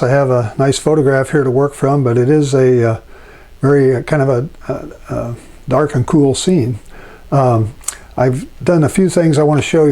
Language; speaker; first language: English; native; English